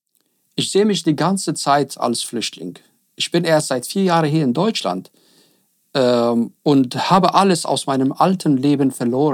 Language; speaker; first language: German; non-native, learner; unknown